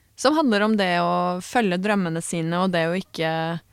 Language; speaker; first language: Norwegian; native; Norwegian